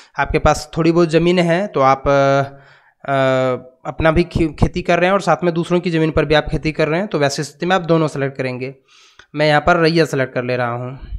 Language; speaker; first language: Hindi; native; Hindi